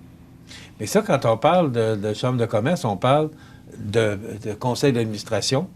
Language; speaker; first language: French; native; French